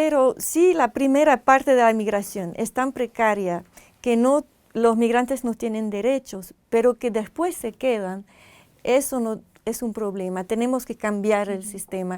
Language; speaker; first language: Spanish; non-native, fluent; French